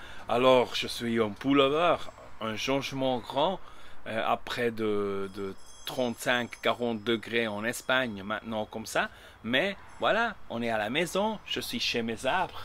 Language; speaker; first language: French; non-native, learner; Spanish